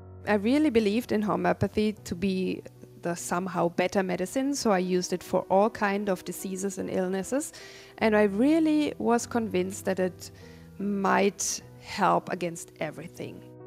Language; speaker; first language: English; non-native, fluent; German